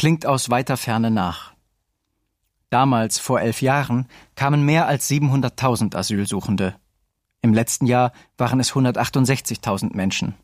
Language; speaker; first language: German; native; German